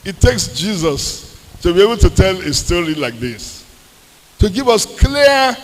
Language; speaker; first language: English; non-native, local second language; Yoruba